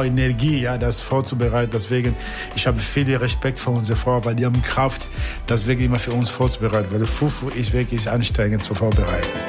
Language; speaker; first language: German; non-native, fluent; Portuguese